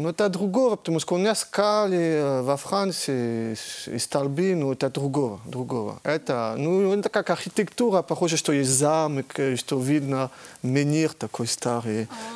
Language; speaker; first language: Russian; early bilingual, heritage; French